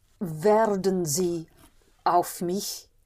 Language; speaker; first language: German; non-native, learner; English